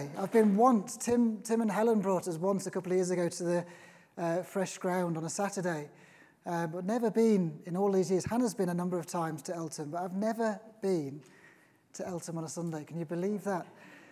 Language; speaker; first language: English; native; English